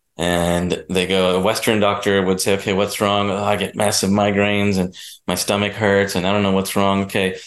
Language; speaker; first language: English; native; English